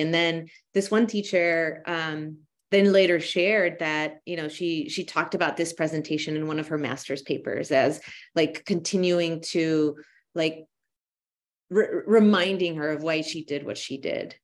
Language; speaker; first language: English; early bilingual, other home language; Spanish